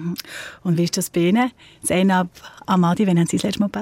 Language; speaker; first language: German; native; German